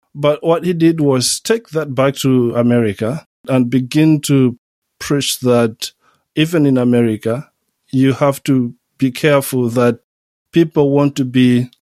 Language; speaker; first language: English; non-native, local second language; Nyanja